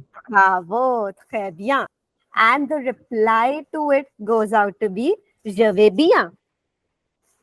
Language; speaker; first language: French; non-native, fluent; Hindi